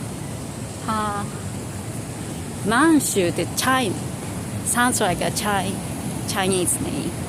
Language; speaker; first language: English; non-native, local second language; Japanese